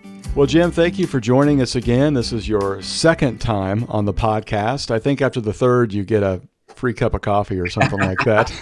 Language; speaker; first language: English; native; English